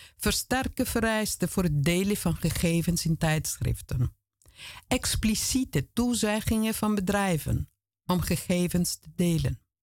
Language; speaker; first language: Dutch; non-native, fluent; Italian